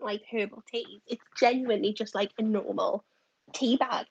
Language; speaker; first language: English; native; English